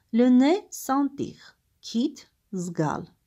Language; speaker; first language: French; non-native, fluent; Armenian